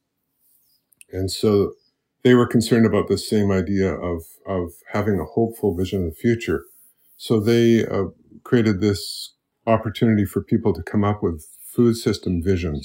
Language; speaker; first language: English; native; English